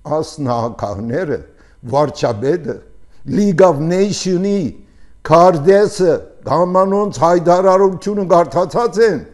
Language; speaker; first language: Armenian; early bilingual, heritage; Armenian